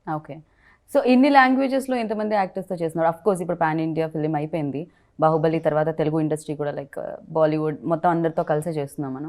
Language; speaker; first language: Telugu; native; Telugu